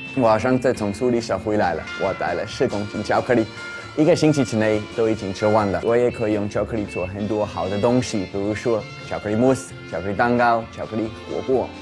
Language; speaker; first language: Chinese; non-native, learner; Swiss German